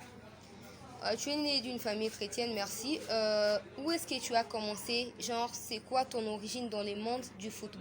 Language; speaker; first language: French; non-native, local second language; Lingala